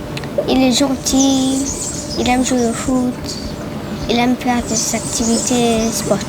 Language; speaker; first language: French; early bilingual, heritage; French